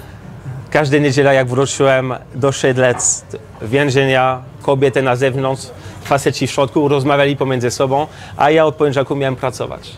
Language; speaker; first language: Polish; non-native, learner; French